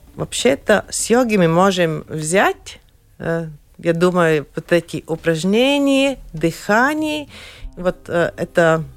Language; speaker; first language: Russian; non-native, learner; Latvian